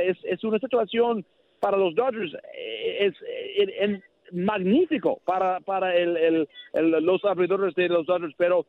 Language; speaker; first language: Spanish; non-native, learner; English